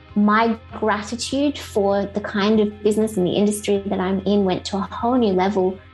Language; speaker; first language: English; native; English